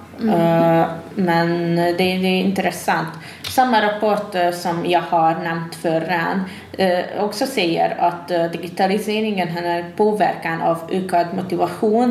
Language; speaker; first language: Swedish; non-native, fluent; Hungarian